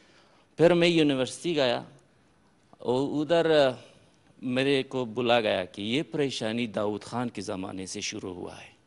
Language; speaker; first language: Hindi; non-native, fluent; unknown